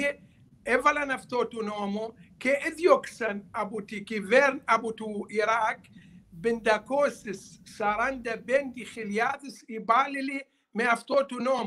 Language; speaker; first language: Greek; non-native, learner; Arabic